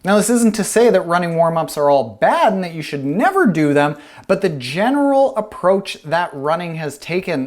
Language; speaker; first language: English; native; English